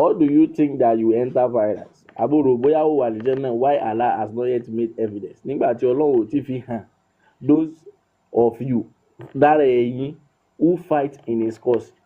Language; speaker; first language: English; non-native, local second language; Yoruba